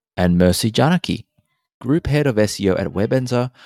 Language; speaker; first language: English; native; English